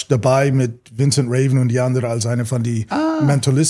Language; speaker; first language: German; non-native, fluent; English